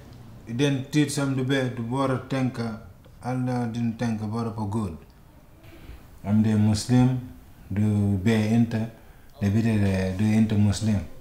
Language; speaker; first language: Swedish; non-native, learner; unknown